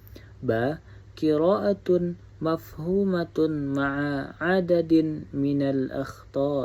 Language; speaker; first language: Arabic; non-native, learner; Indonesian